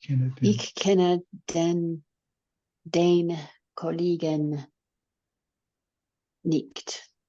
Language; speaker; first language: German; non-native, learner; English